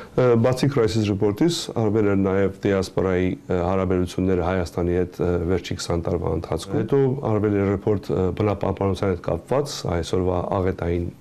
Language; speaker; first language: Armenian; early bilingual, heritage; Armenian